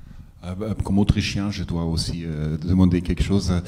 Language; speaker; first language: French; non-native, fluent; German